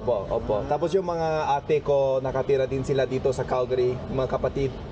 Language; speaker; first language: Filipino; non-native, fluent; English